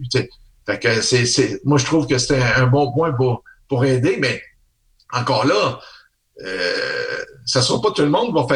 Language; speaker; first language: French; native; French